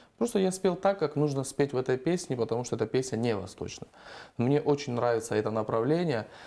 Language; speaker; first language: Russian; non-native, local second language; Armenian